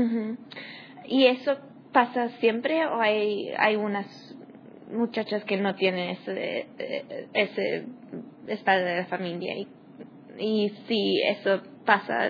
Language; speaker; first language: Spanish; non-native, learner; English